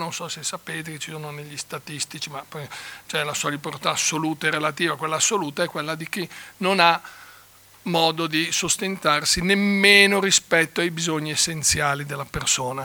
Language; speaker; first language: Italian; native; Italian